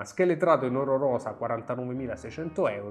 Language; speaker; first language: Italian; native; Italian